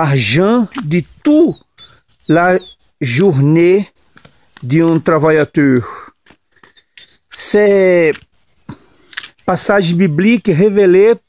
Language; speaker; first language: French; non-native, learner; Portuguese